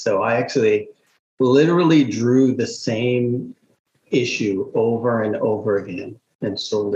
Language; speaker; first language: English; native; English